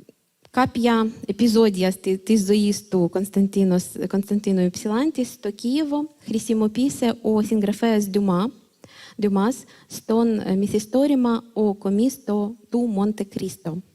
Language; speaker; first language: Greek; non-native, fluent; Ukrainian